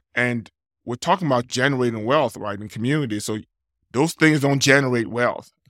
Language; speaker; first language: English; non-native, local second language; Yoruba